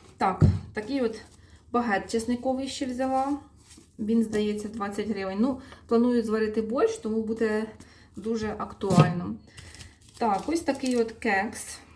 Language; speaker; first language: Ukrainian; non-native, local second language; Russian